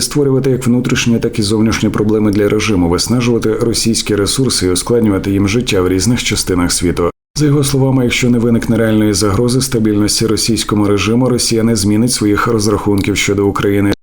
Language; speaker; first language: Ukrainian; native; Ukrainian